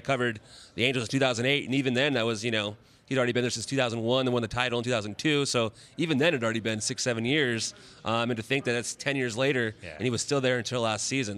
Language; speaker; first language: English; native; English